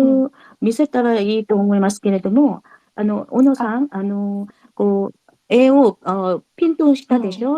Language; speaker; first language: Japanese; non-native, fluent; Korean